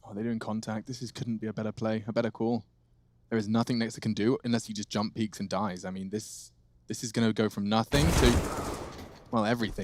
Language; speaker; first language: English; native; English